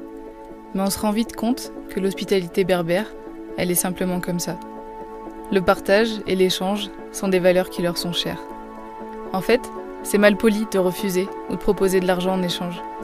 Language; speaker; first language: French; native; French